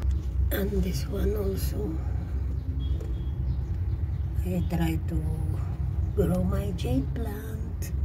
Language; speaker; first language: English; non-native, learner; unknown